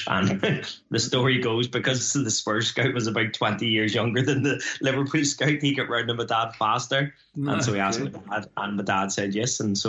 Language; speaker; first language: English; native; English